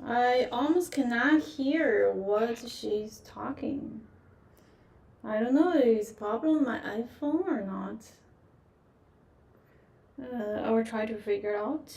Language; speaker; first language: English; non-native, fluent; Chinese